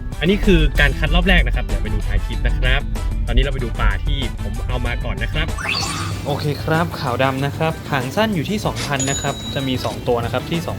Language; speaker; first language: Thai; native; Thai